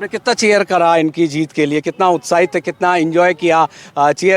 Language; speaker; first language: Hindi; native; Hindi